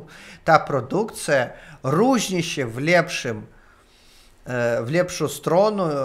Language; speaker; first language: Polish; non-native, learner; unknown